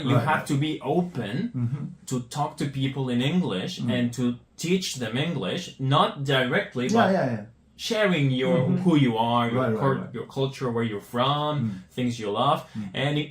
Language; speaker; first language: English; non-native, fluent; Spanish